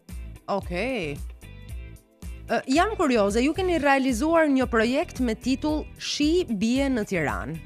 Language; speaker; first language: Albanian; native; Albanian